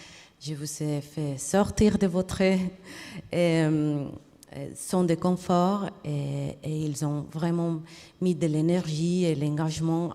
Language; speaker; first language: French; non-native, fluent; Spanish